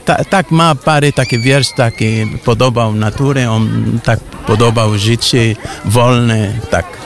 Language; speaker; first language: Polish; non-native, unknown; Arabic